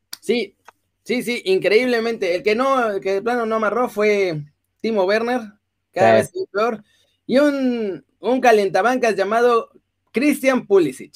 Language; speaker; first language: Spanish; native; Spanish